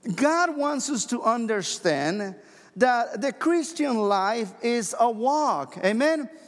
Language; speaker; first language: English; non-native, fluent; Spanish